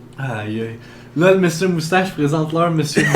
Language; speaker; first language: French; native; French